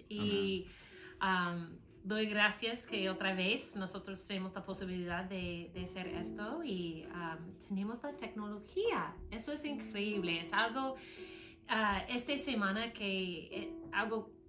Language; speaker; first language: Spanish; non-native, fluent; English